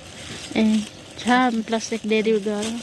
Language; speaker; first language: Nepali; non-native, local second language; Cebuano